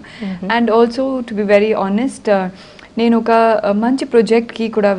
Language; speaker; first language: Telugu; non-native, learner; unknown